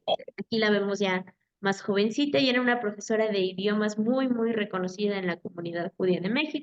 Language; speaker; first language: Spanish; native; Spanish